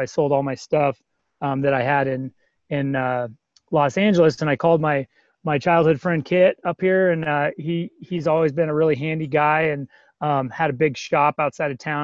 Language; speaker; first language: English; native; English